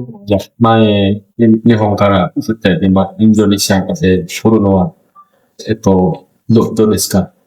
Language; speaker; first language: Japanese; non-native, learner; Indonesian